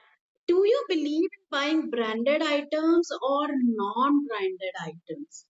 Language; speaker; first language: English; non-native, local second language; Hindi